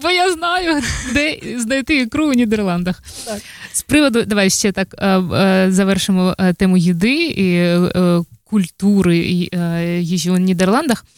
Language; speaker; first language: Ukrainian; native; Ukrainian